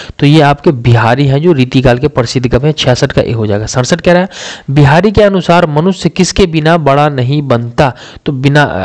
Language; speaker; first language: Hindi; native; Hindi